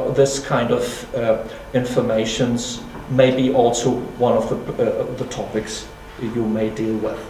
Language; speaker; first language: English; non-native, fluent; German